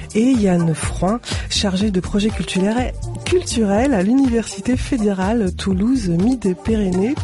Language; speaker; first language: French; native; French